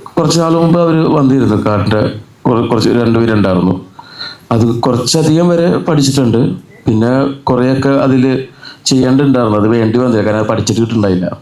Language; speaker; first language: Malayalam; native; Malayalam